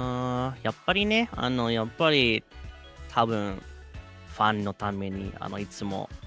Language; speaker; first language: Japanese; non-native, fluent; English